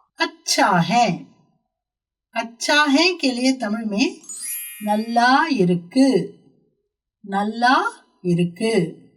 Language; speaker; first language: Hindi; non-native, local second language; Tamil